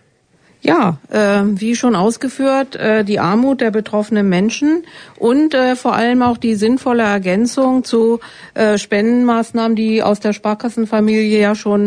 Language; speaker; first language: German; native; German